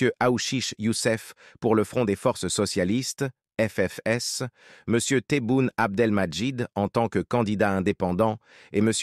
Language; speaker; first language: French; non-native, local second language; Arabic